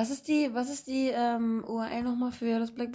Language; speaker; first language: German; native; German